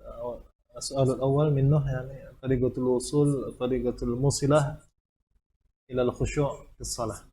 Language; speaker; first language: Arabic; non-native, fluent; Indonesian